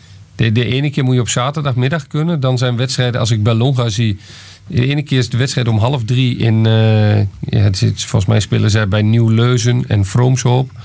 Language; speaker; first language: Dutch; native; Dutch